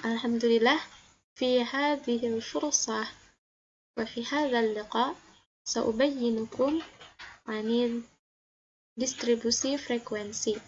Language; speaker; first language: Arabic; non-native, learner; Indonesian